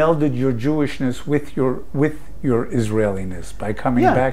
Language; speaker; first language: English; native; English